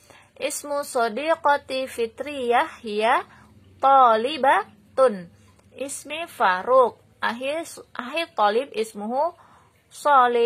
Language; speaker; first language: Arabic; non-native, fluent; Indonesian